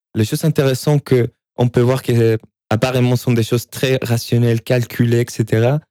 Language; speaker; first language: French; non-native, fluent; Spanish